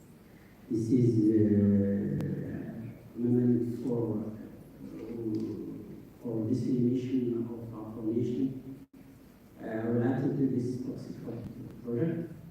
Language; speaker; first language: English; non-native, fluent; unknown